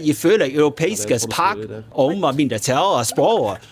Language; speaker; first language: Danish; non-native, learner; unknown